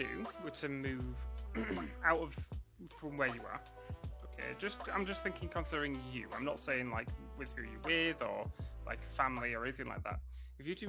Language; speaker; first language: English; native; English